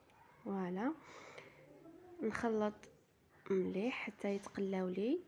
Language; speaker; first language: Arabic; native; Arabic